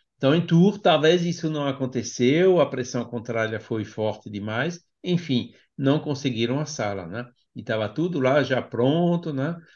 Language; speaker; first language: Portuguese; non-native, fluent; French